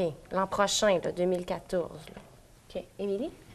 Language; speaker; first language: French; native; French